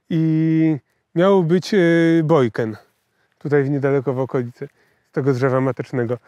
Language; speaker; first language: Polish; native; Polish